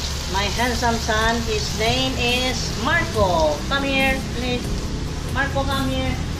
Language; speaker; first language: English; non-native, local second language; Cebuano